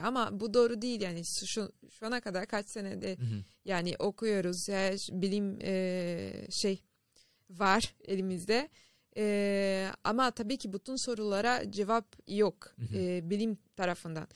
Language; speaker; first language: Turkish; non-native, learner; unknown